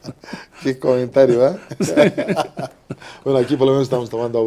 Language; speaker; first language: Spanish; native; Spanish